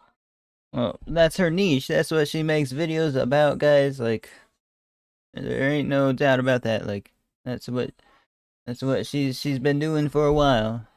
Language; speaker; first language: English; native; English